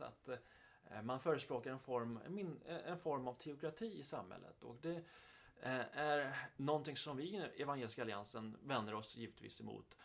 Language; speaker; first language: Swedish; native; Swedish